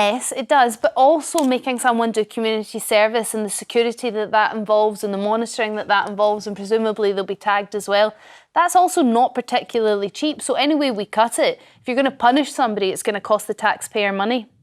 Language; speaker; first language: English; native; English